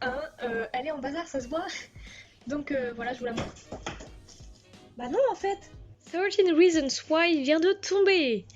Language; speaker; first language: French; native; French